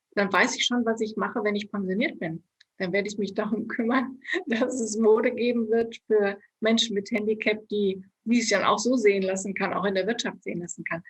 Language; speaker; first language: German; native; German